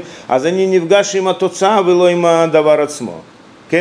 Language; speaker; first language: Hebrew; non-native, fluent; Russian